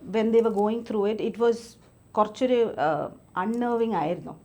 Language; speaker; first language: Malayalam; early bilingual, other home language; English